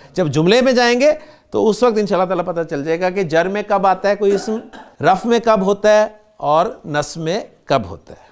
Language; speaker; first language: Urdu; native; Urdu